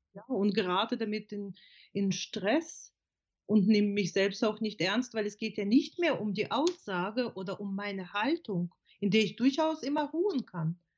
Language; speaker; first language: German; non-native, fluent; Russian